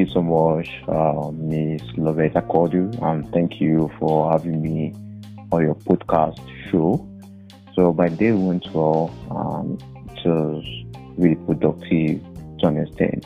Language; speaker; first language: English; non-native, local second language; Yoruba